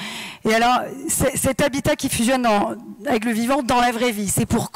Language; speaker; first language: French; native; French